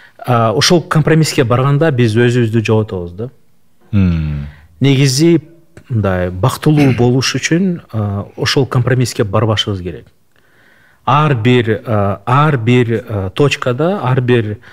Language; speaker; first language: Kyrgyz; non-native, local second language; Russian